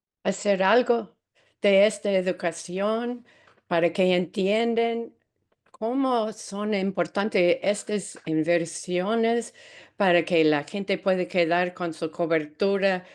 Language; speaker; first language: Spanish; non-native, fluent; English